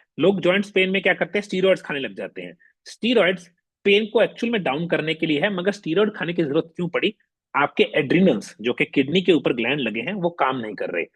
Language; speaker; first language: Hindi; non-native, local second language; Punjabi